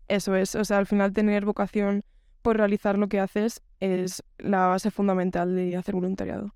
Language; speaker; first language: Spanish; native; Spanish